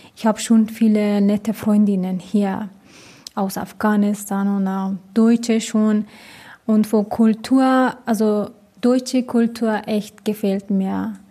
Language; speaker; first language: German; non-native, fluent; Persian